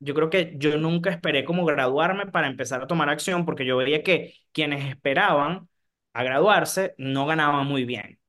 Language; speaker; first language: Spanish; native; Spanish